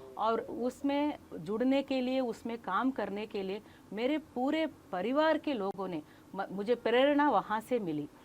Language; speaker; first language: Hindi; non-native, local second language; Kannada